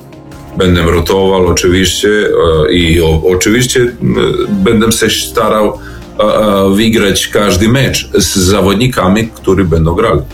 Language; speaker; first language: Polish; non-native, learner; Serbian